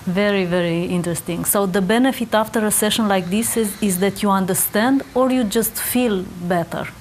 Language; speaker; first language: English; non-native, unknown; Romanian